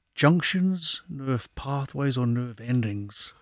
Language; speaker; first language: English; native; English